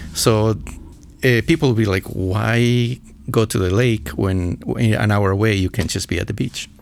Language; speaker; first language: English; non-native, fluent; Spanish